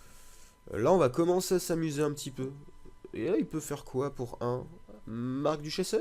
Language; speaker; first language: French; native; French